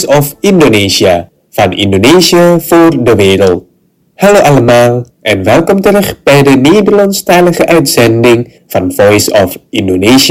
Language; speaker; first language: Dutch; non-native, fluent; Indonesian